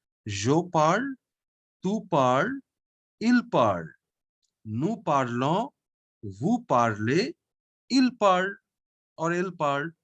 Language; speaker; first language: French; non-native, fluent; Bangla